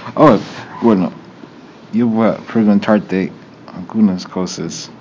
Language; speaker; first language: Spanish; non-native, learner; English